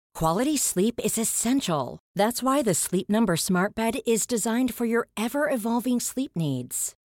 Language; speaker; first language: German; native; German